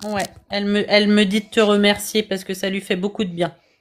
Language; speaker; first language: French; native; French